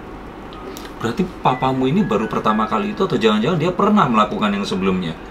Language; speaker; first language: Indonesian; native; Indonesian